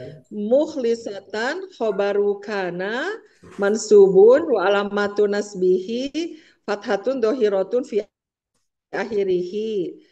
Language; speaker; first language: Arabic; non-native, learner; Indonesian